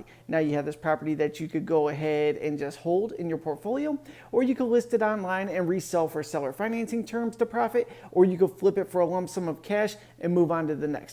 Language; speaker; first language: English; native; English